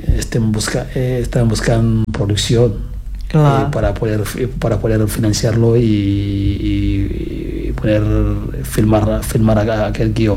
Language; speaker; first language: Catalan; non-native, fluent; Fula